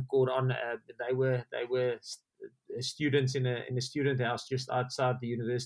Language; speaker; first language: English; non-native, local second language; Afrikaans